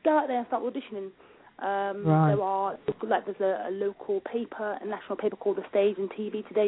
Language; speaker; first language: English; native; English